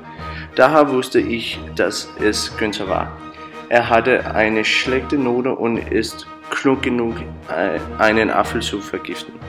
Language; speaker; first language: German; non-native, learner; Danish